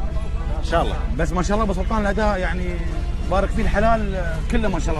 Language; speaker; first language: Arabic; native; Arabic